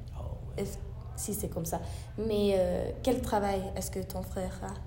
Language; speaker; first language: French; non-native, learner; English